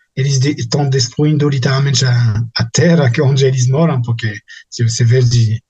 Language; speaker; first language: Portuguese; non-native, fluent; French